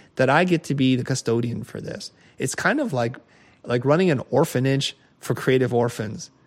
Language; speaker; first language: English; native; English